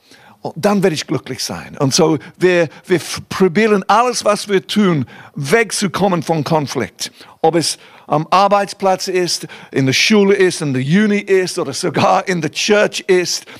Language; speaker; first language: German; non-native, fluent; English